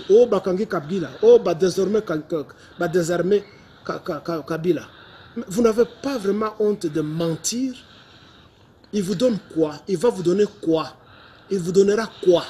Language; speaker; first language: French; non-native, local second language; Lingala